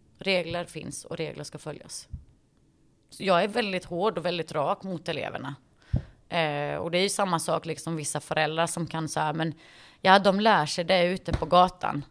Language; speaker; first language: Swedish; early bilingual, other home language; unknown